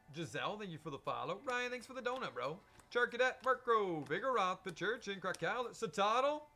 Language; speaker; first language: English; native; English